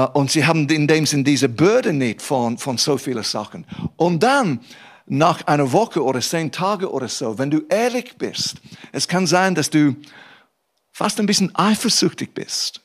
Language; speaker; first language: German; non-native, fluent; English